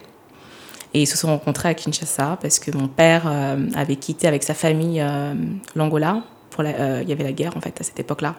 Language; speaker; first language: French; early bilingual, other home language; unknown